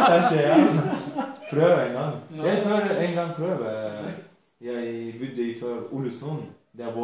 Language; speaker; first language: Norwegian; non-native, learner; Turkish